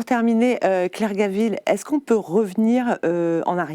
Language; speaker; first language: French; native; French